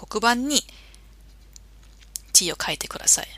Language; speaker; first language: Japanese; non-native, fluent; German